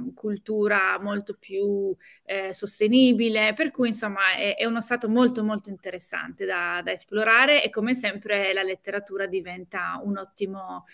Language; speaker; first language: Italian; native; Italian